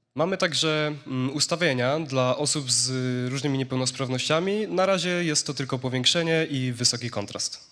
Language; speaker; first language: Polish; native; Polish